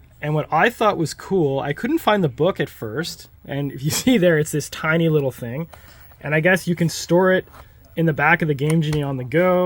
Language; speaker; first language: English; native; English